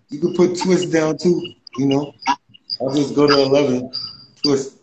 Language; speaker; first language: English; native; English